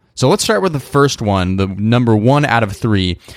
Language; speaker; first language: English; native; English